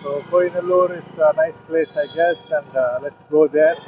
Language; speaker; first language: English; non-native, local second language; Tamil